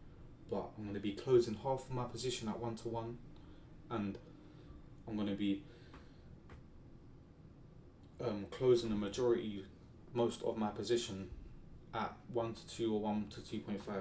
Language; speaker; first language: English; native; English